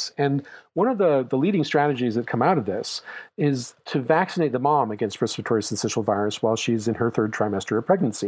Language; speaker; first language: English; native; English